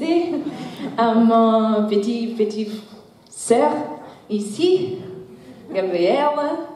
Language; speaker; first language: French; non-native, learner; Portuguese